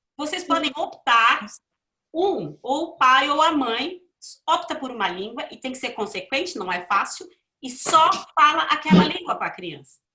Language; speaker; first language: Portuguese; native; Portuguese